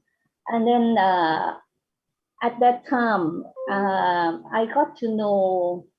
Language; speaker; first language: English; non-native, fluent; Thai